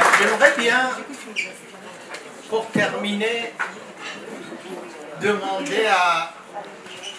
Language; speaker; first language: French; non-native, fluent; Persian